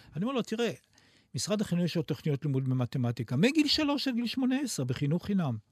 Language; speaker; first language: Hebrew; native; Hebrew